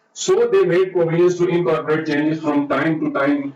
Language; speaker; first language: English; non-native, local second language; Urdu